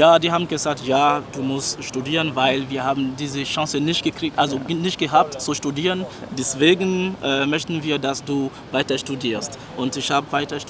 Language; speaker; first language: German; non-native, fluent; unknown